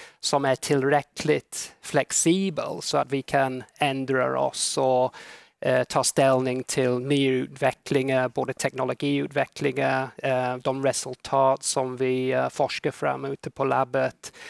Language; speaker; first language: Swedish; non-native, fluent; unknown